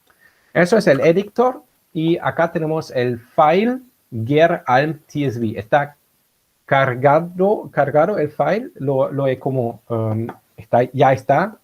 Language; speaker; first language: Spanish; non-native, fluent; German